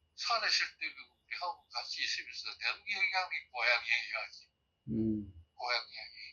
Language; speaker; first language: Korean; early bilingual, heritage; Korean